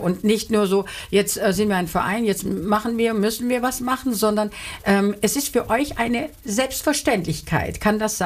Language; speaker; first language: German; early bilingual, other home language; Turkish